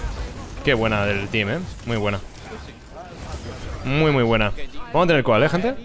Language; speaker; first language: Spanish; native; Spanish